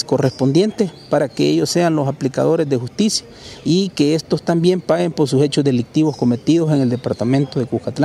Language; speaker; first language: Spanish; native; Spanish